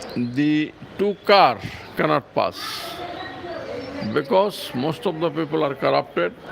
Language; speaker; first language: English; non-native, local second language; Bangla